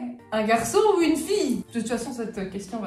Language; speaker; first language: French; native; French